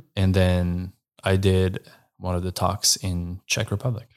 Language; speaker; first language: English; non-native, fluent; Slovenian